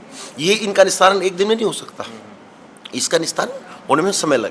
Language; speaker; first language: Hindi; native; Hindi